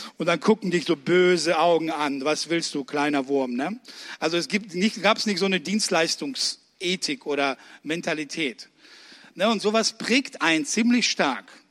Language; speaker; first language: German; early bilingual, other home language; Russian